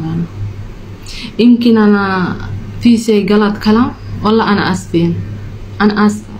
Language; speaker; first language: Arabic; non-native, learner; Telugu